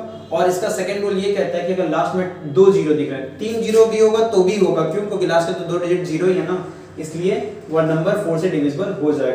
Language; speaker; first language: Hindi; native; Hindi